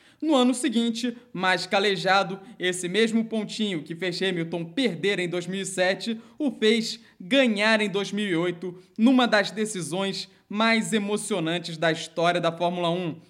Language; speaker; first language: Portuguese; native; Portuguese